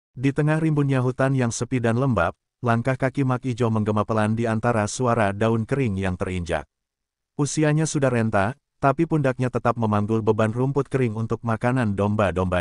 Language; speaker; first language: Indonesian; native; Indonesian